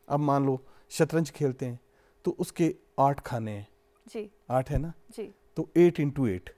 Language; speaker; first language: Hindi; native; Hindi